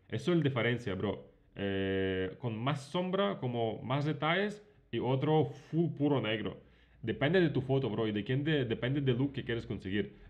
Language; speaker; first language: Spanish; non-native, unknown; Ukrainian